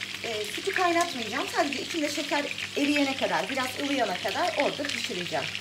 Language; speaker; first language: Turkish; native; Turkish